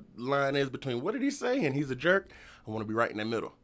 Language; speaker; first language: English; native; English